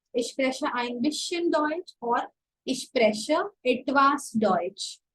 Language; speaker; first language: German; non-native, fluent; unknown